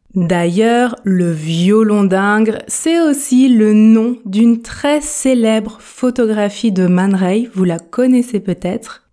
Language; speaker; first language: French; native; French